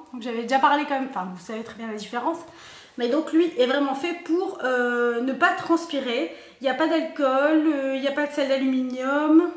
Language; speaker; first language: French; native; French